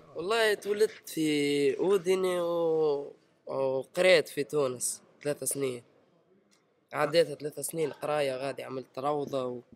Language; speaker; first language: Arabic; early bilingual, heritage; Italian